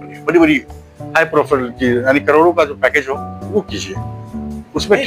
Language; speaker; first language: Hindi; native; Hindi